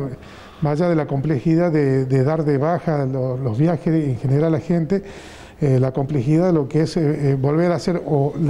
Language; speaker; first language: Spanish; native; Spanish